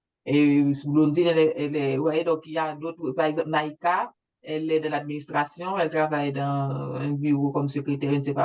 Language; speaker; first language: French; native; French